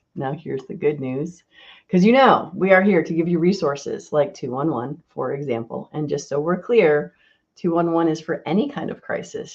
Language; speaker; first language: English; native; English